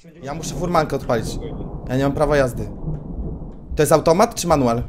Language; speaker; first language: Polish; native; Polish